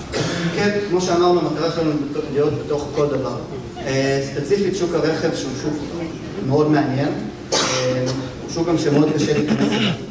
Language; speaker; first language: Hebrew; native; Hebrew